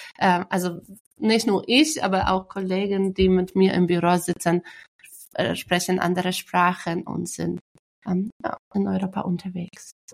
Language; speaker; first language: German; non-native, fluent; Polish